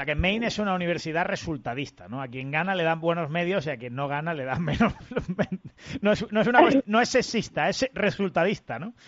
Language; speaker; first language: Spanish; native; Spanish